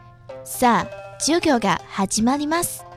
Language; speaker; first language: Japanese; non-native, fluent; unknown